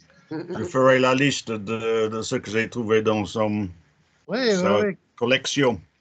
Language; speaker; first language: French; non-native, fluent; English